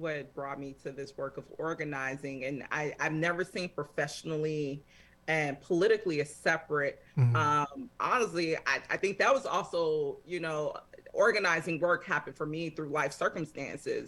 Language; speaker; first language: English; native; English